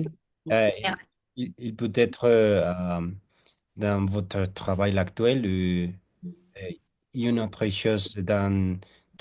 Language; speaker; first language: French; non-native, fluent; Spanish